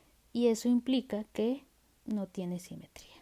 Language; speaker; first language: Spanish; native; Spanish